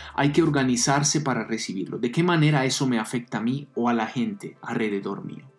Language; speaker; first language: Spanish; non-native, fluent; Italian